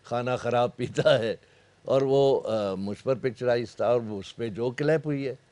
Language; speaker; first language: Urdu; native; Urdu